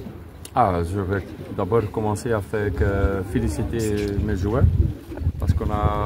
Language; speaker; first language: French; non-native, fluent; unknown